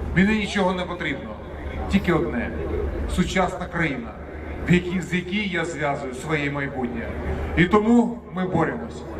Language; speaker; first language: Ukrainian; non-native, local second language; Russian